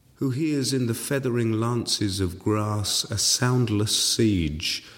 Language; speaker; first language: English; native; English